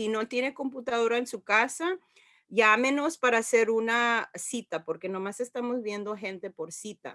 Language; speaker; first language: Spanish; early bilingual, heritage; Spanish